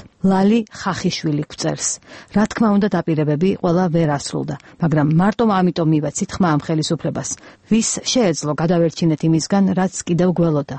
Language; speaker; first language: Georgian; native; Georgian